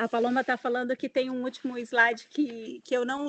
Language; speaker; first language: Portuguese; native; Portuguese